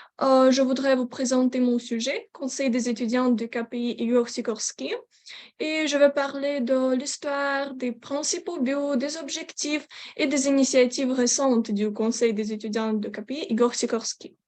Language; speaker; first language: French; non-native, learner; Ukrainian